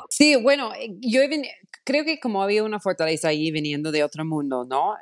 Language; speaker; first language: Spanish; non-native, fluent; English